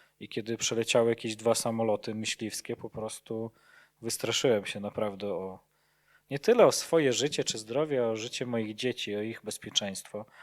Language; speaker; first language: Polish; native; Polish